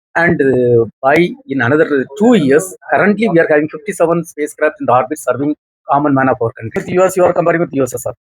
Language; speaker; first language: English; non-native, local second language; Tamil